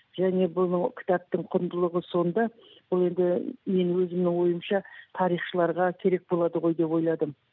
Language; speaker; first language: Kazakh; native; Kazakh